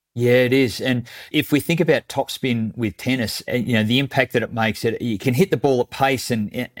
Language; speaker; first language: English; native; English